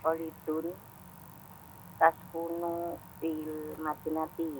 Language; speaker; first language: Arabic; non-native, learner; Indonesian